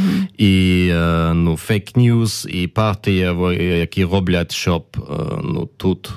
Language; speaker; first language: Ukrainian; non-native, learner; German